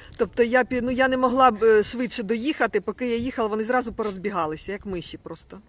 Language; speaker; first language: Ukrainian; native; Ukrainian